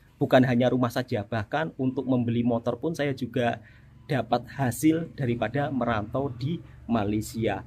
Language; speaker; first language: Indonesian; native; Indonesian